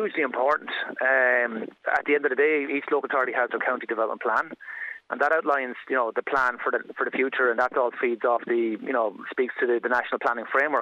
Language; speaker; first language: English; native; English